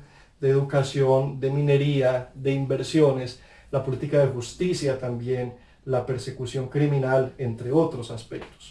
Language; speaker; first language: Spanish; native; Spanish